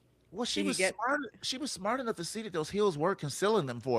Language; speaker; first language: English; native; English